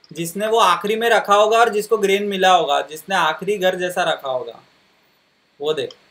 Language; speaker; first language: Hindi; non-native, local second language; Marathi